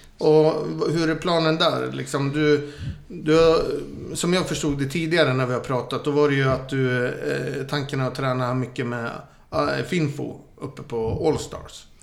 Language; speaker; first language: Swedish; native; Swedish